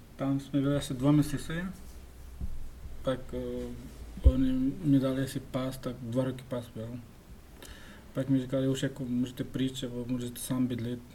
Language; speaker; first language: Czech; non-native, learner; Pashto